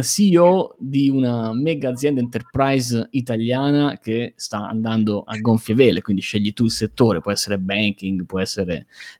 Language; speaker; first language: Italian; native; Italian